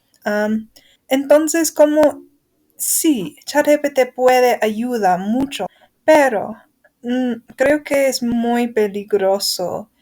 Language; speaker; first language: Spanish; non-native, fluent; English